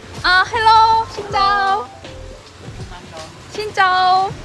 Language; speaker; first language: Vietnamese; non-native, learner; Japanese